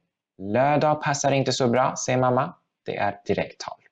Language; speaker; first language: Swedish; non-native, fluent; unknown